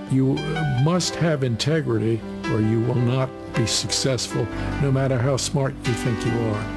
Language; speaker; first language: English; native; English